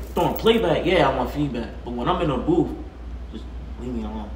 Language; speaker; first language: English; native; English